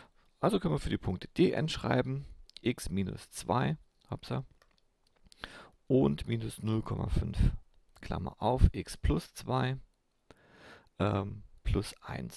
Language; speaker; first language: German; native; German